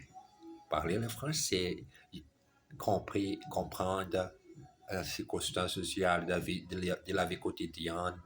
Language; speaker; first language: French; non-native, learner; German